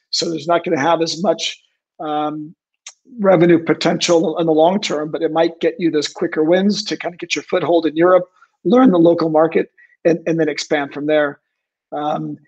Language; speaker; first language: English; native; English